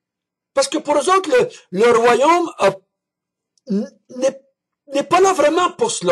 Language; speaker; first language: French; native; French